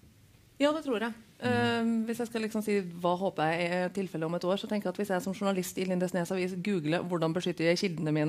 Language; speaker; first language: Norwegian; native; Norwegian